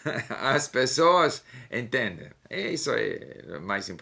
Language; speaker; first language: Portuguese; non-native, learner; English